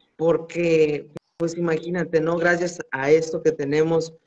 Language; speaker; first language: Spanish; native; Spanish